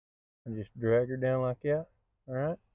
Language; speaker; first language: English; native; English